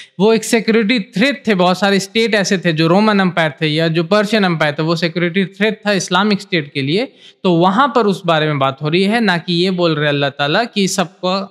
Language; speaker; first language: Hindi; native; Hindi